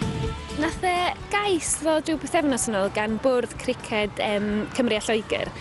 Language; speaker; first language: Welsh; native; Welsh